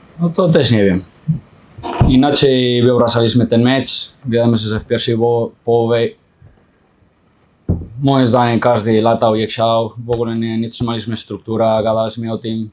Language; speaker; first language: Polish; non-native, fluent; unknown